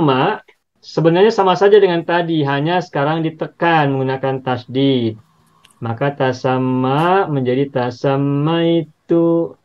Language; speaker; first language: Indonesian; native; Indonesian